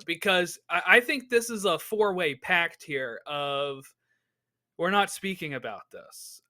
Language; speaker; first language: English; native; English